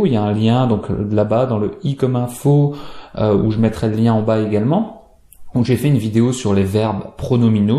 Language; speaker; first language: French; native; French